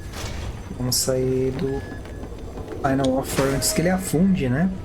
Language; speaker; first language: Portuguese; native; Portuguese